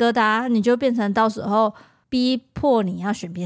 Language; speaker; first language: Chinese; native; Chinese